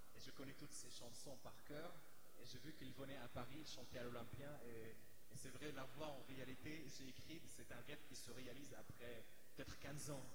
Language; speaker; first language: French; non-native, fluent; Arabic